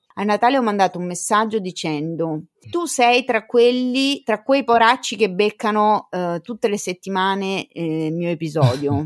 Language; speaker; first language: Italian; native; Italian